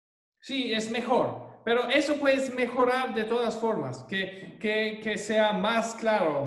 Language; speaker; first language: Spanish; non-native, fluent; German